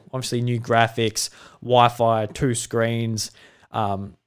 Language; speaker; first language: English; native; English